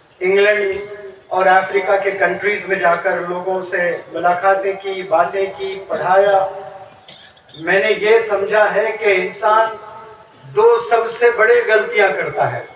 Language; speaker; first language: Urdu; native; Urdu